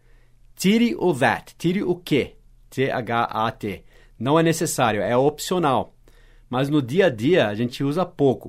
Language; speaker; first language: Portuguese; non-native, fluent; English